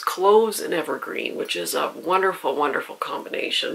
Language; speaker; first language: English; native; English